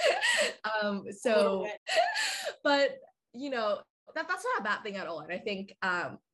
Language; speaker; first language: English; non-native, fluent; Vietnamese